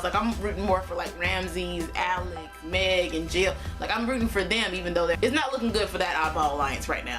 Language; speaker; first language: English; native; English